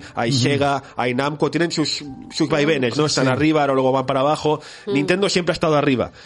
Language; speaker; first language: Spanish; native; Spanish